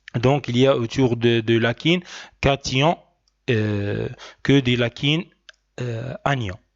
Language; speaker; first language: French; non-native, local second language; Arabic